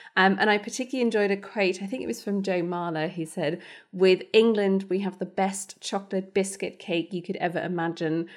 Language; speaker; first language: English; non-native, fluent; German